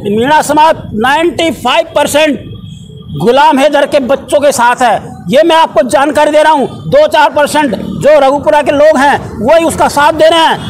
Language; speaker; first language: Hindi; native; Hindi